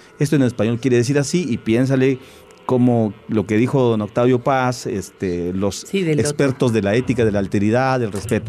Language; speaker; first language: Spanish; non-native, local second language; Tzeltal